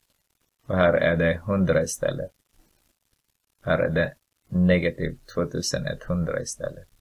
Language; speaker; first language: Swedish; non-native, fluent; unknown